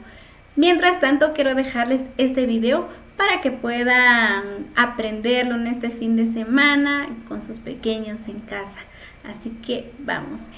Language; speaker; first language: Spanish; non-native, local second language; Kʼicheʼ